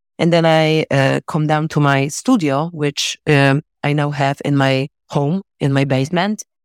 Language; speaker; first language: English; non-native, fluent; Polish